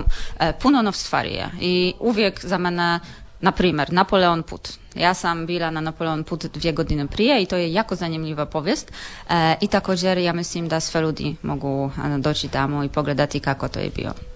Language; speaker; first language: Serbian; non-native, learner; Polish